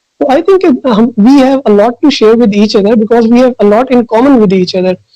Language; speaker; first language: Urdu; non-native, local second language; Punjabi